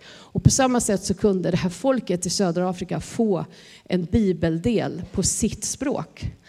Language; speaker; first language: Swedish; native; Swedish